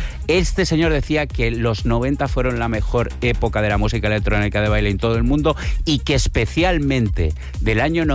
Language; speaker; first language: Spanish; native; Spanish